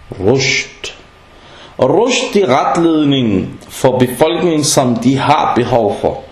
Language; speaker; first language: Danish; non-native, fluent; Arabic